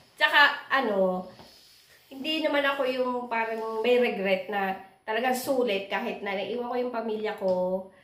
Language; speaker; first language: Filipino; native; Filipino